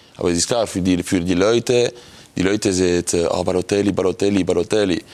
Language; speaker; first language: German; non-native, local second language; French